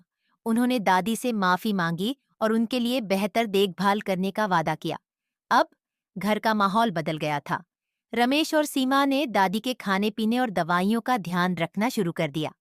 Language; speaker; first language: Hindi; native; Hindi